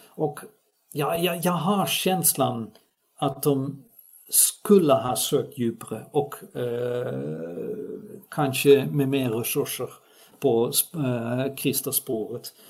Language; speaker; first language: Swedish; non-native, fluent; Dutch